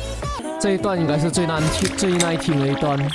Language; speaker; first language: Chinese; native; Chinese